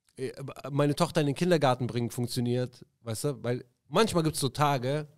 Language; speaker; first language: German; early bilingual, other home language; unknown